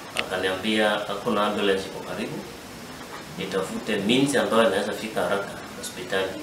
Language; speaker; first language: Swahili; non-native, local second language; Kamba